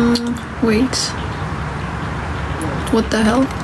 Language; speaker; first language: English; non-native, fluent; Amharic